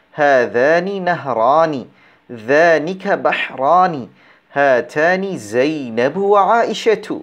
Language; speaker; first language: Arabic; non-native, fluent; Bangla